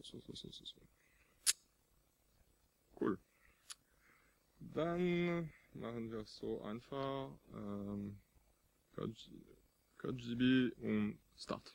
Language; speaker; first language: German; non-native, fluent; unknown